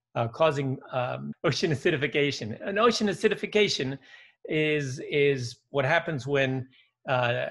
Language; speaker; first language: English; early bilingual, other home language; Dutch